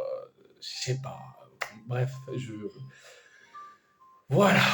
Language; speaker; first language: French; native; French